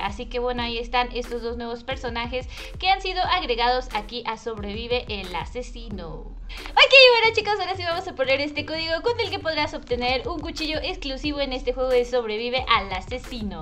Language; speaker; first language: Spanish; native; Spanish